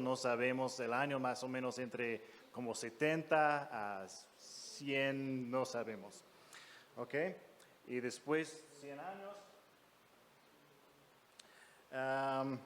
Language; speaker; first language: Spanish; non-native, fluent; English